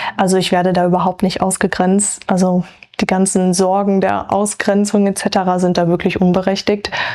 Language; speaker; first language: German; native; German